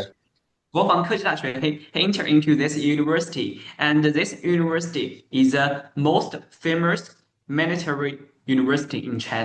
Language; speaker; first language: English; non-native, learner; Chinese